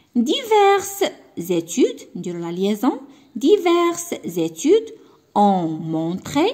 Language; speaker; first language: French; non-native, local second language; Arabic